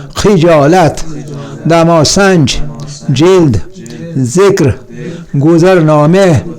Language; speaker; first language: Persian; non-native, fluent; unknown